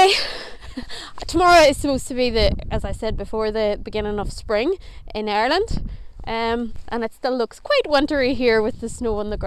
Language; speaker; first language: English; native; English